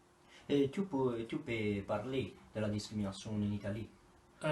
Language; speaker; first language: French; non-native, learner; Italian